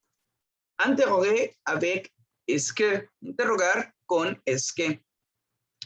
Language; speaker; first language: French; non-native, fluent; Spanish